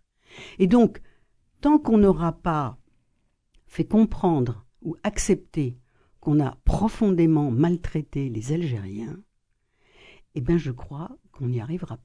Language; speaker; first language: French; native; French